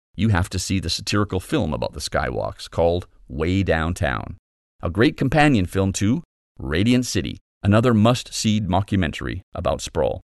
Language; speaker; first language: English; native; English